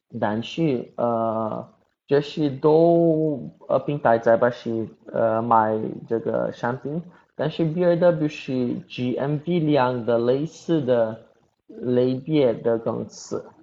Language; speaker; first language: Chinese; non-native, learner; Portuguese